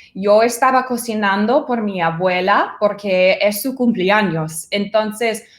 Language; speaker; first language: Spanish; non-native, fluent; English